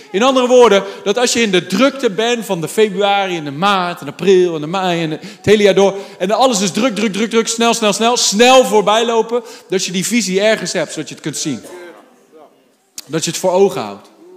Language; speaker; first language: Dutch; native; Dutch